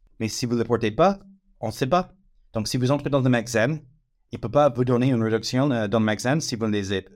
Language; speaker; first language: French; non-native, fluent; English